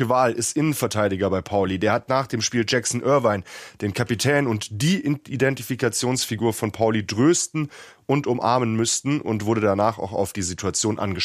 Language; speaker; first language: German; native; German